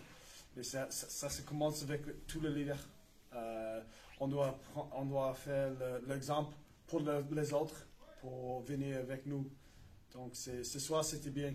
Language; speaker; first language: French; non-native, learner; English